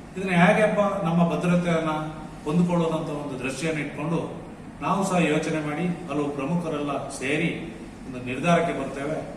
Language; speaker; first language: Kannada; non-native, local second language; Kodava